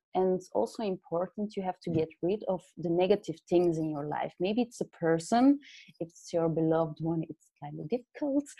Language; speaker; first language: English; non-native, fluent; Dutch